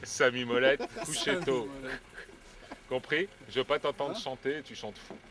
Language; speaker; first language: French; native; French